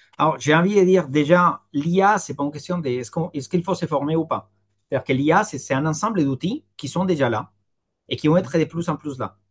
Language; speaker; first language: French; non-native, fluent; Spanish